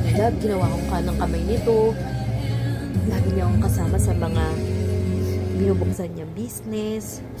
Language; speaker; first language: Filipino; native; Filipino